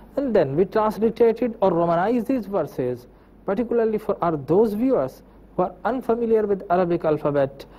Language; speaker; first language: English; non-native, local second language; Urdu